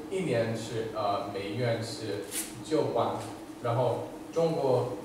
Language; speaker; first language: Chinese; non-native, fluent; English